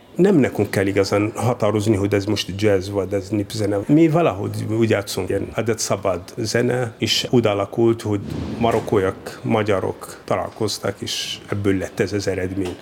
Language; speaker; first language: Hungarian; non-native, fluent; Arabic